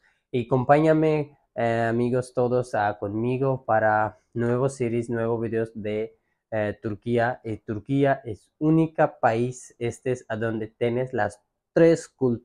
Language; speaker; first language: Spanish; non-native, learner; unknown